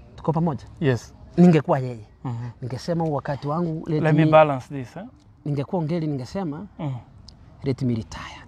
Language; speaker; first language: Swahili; non-native, local second language; Gusii